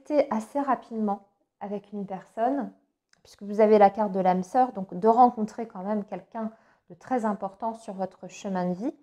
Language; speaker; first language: French; native; French